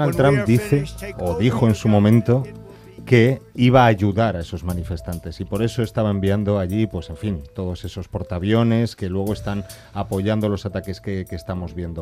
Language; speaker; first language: Spanish; native; Spanish